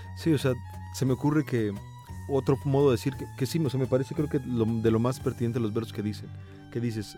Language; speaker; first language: Spanish; native; Spanish